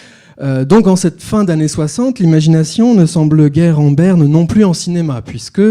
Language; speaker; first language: French; native; French